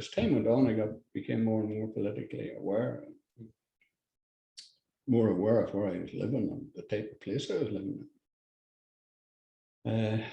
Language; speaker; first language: English; native; English